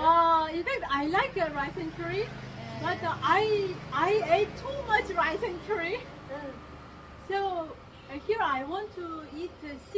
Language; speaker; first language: English; non-native, learner; Korean